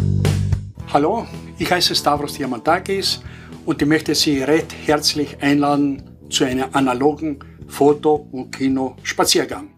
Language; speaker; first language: German; non-native, fluent; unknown